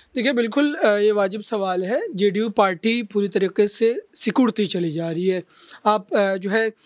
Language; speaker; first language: Hindi; native; Hindi